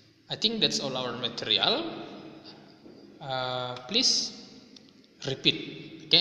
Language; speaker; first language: English; non-native, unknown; Indonesian